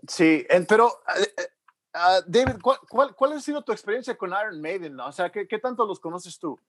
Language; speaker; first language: Spanish; early bilingual, heritage; Spanish